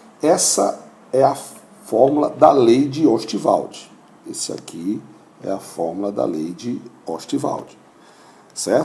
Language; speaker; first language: Portuguese; native; Portuguese